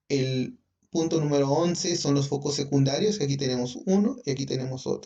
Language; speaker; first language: Spanish; native; Spanish